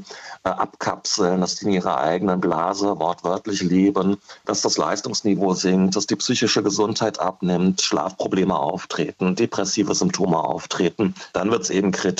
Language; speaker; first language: German; native; German